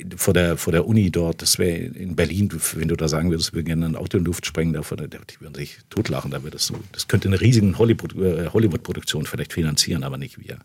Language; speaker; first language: German; native; German